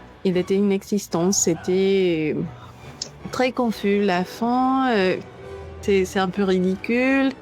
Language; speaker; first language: French; non-native, fluent; Spanish